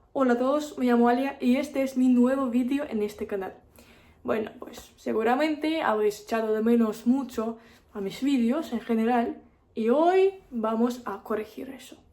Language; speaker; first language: Spanish; non-native, fluent; Russian